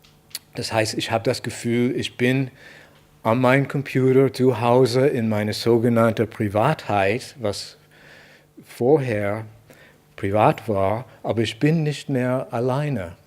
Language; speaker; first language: German; non-native, fluent; English